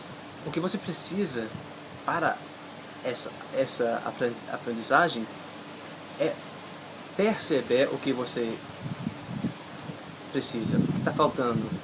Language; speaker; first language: Portuguese; non-native, fluent; English